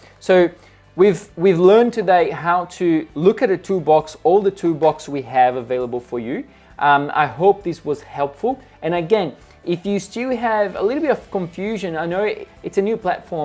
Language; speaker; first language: English; non-native, fluent; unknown